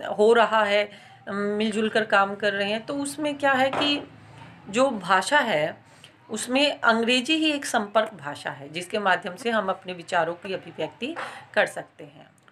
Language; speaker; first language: Hindi; native; Hindi